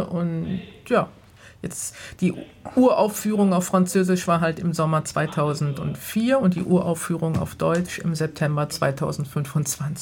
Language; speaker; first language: German; native; German